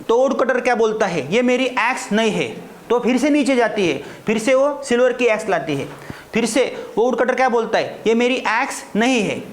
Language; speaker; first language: Hindi; non-native, local second language; Marathi